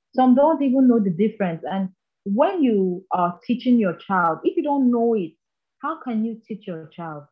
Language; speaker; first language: English; non-native, local second language; Igbo